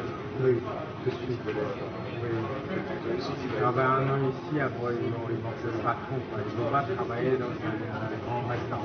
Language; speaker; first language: French; non-native, fluent; Chinese